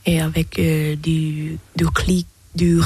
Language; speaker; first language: French; non-native, learner; Thai